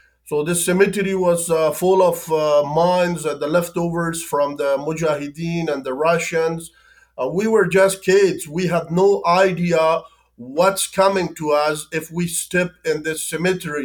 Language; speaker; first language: English; non-native, fluent; Persian